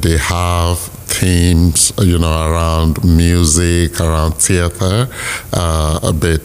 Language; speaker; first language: English; non-native, local second language; Yoruba